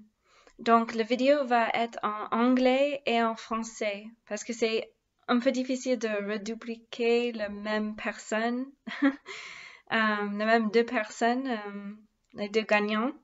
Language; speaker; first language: French; non-native, fluent; English